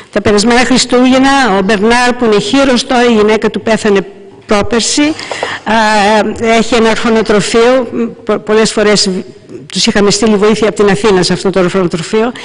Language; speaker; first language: Greek; native; Greek